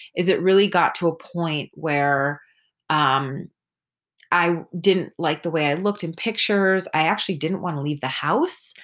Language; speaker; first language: English; early bilingual, other home language; Spanish